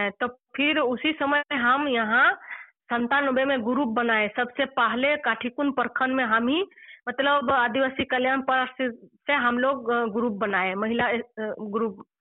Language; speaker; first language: Hindi; non-native, local second language; Santali